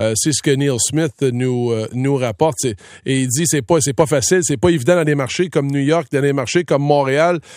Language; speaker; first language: French; native; French